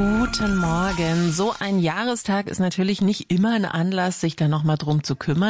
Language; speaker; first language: German; native; German